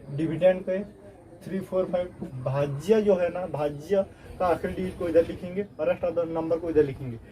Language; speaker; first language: Hindi; native; Hindi